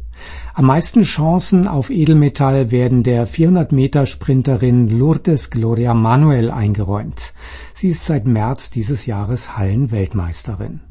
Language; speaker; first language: German; native; German